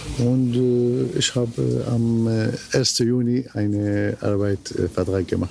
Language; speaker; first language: German; non-native, learner; Arabic